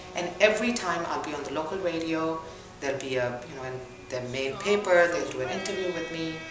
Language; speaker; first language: English; non-native, local second language; Urdu